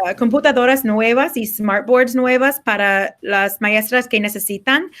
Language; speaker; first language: Spanish; non-native, learner; English